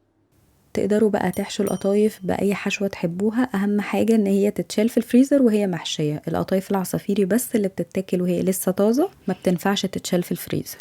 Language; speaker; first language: Arabic; native; Arabic